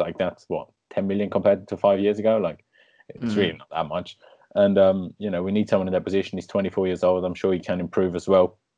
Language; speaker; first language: English; native; English